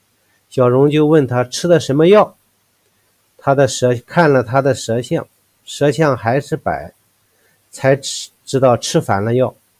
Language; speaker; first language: Chinese; native; Chinese